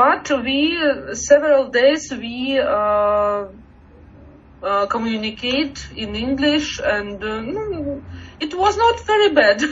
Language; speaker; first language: English; non-native, learner; Russian